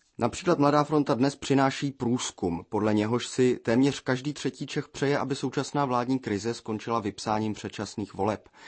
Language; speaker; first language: Czech; native; Czech